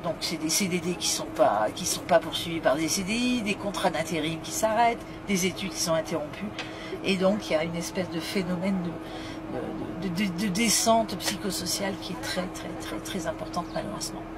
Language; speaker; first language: French; native; French